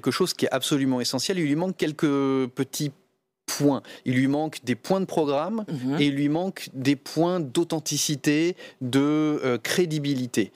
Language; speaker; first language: French; native; French